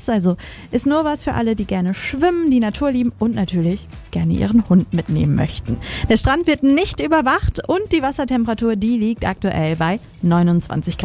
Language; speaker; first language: German; native; German